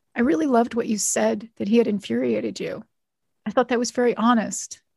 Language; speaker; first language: English; native; English